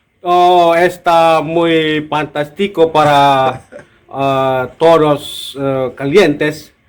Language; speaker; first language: Spanish; non-native, learner; Indonesian